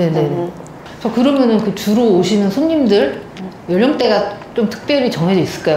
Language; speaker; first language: Korean; native; Korean